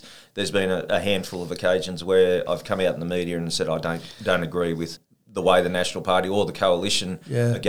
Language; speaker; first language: English; native; English